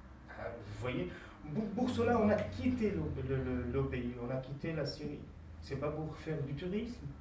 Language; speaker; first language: French; non-native, fluent; Arabic